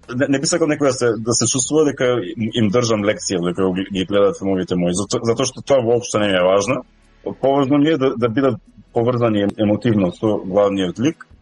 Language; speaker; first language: Macedonian; native; Macedonian